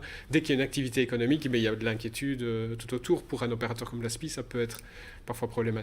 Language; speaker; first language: French; native; French